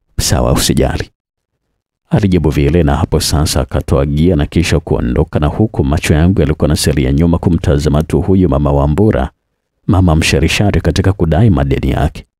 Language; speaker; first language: Swahili; native; Swahili